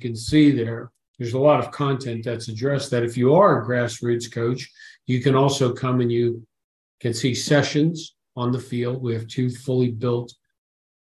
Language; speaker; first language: English; native; English